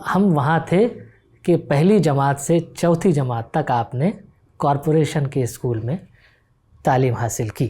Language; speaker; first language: Urdu; native; Urdu